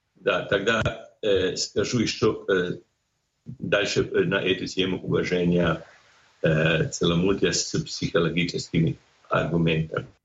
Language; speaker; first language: Russian; non-native, fluent; Croatian